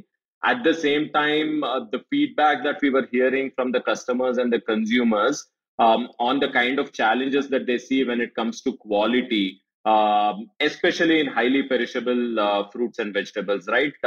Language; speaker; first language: English; non-native, local second language; Kannada